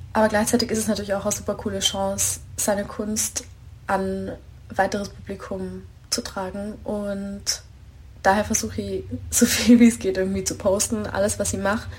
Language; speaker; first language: German; native; German